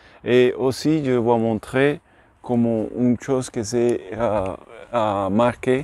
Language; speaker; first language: French; non-native, learner; Spanish